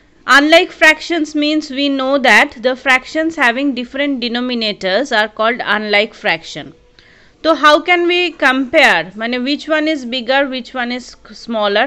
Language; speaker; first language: English; non-native, local second language; Bangla